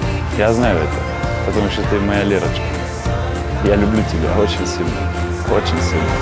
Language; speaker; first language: Russian; non-native, learner; Bulgarian